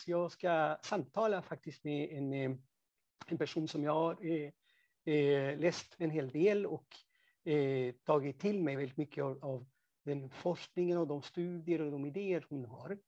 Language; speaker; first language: Swedish; non-native, fluent; Spanish